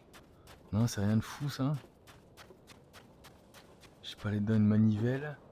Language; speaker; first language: French; native; French